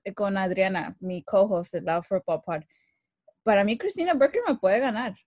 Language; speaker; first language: Spanish; early bilingual, heritage; Spanish